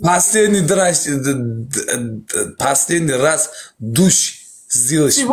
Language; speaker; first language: Russian; non-native, learner; Uzbek